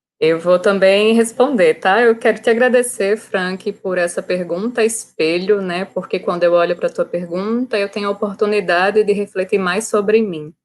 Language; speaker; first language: Portuguese; native; Portuguese